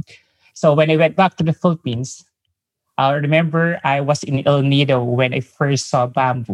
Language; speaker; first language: English; non-native, local second language; Filipino